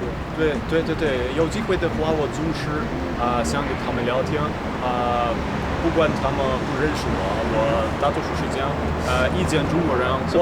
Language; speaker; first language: Chinese; non-native, learner; Ukrainian